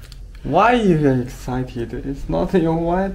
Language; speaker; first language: English; non-native, local second language; Chinese